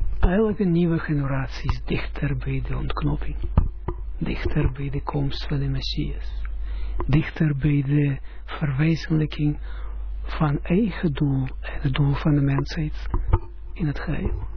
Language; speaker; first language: Dutch; non-native, fluent; Russian